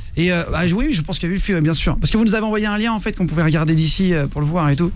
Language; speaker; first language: French; native; French